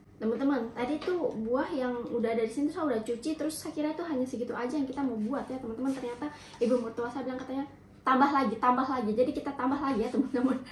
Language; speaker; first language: Indonesian; native; Indonesian